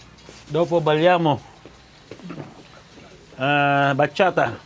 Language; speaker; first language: Italian; non-native, learner; Filipino